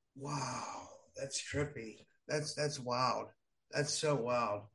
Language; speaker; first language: English; early bilingual, other home language; Arabic